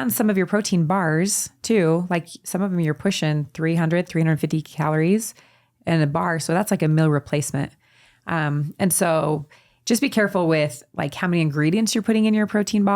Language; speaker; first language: English; native; English